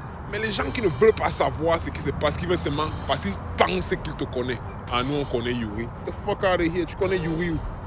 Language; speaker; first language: French; native; French